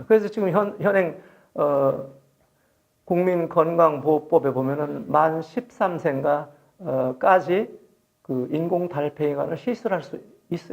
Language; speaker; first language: Korean; native; Korean